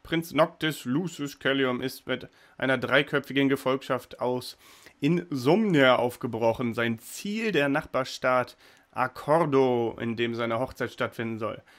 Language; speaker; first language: German; native; German